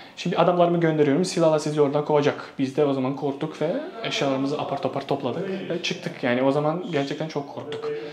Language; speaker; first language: Turkish; non-native, fluent; Bosnian